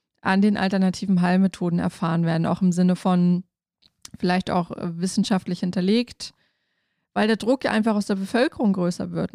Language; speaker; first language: German; native; German